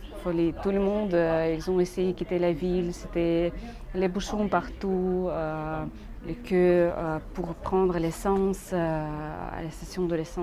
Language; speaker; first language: French; non-native, learner; Russian